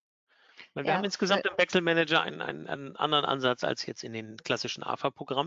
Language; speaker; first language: German; native; German